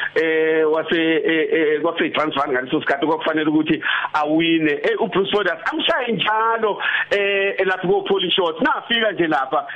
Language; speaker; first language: Zulu; native; Zulu